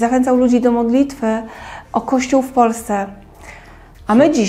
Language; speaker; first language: Polish; native; Polish